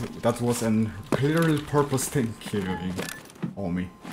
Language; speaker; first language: English; non-native, fluent; Polish